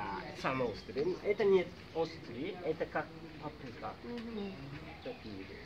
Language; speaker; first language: Russian; non-native, learner; Sinhala